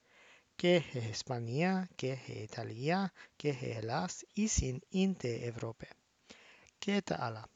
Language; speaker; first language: Greek; non-native, fluent; English